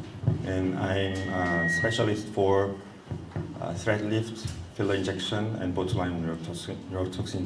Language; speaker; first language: English; non-native, fluent; Korean